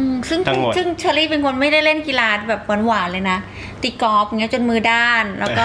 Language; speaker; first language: Thai; native; Thai